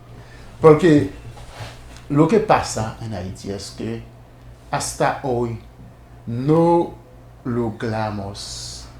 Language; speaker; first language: Spanish; non-native, fluent; Haitian Creole